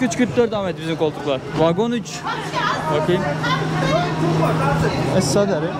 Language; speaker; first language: Turkish; native; Turkish